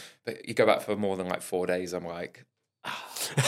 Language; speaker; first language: English; native; English